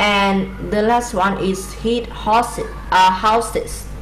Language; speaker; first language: English; non-native, learner; Vietnamese